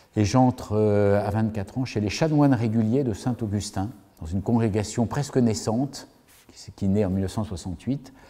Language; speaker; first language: French; native; French